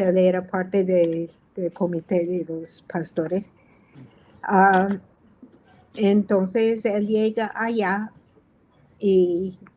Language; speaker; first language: Spanish; non-native, fluent; English